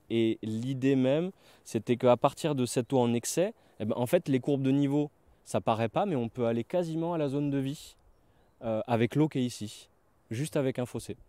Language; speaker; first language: French; native; French